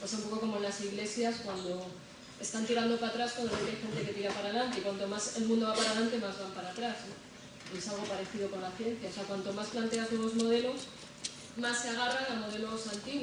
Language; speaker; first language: Spanish; native; Spanish